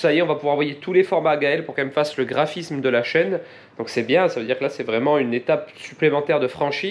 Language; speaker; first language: French; native; French